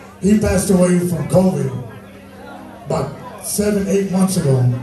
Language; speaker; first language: English; early bilingual, other home language; Spanish